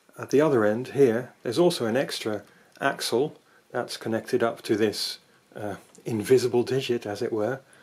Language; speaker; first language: English; non-native, fluent; Dutch